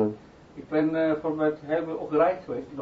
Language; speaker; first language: Dutch; non-native, learner; Turkish